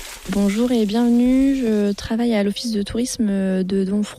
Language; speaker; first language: French; native; French